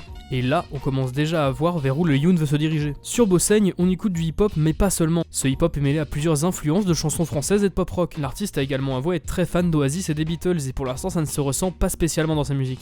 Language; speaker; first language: French; native; French